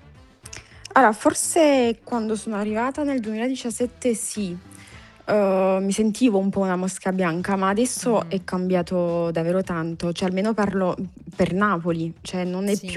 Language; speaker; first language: Italian; non-native, fluent; French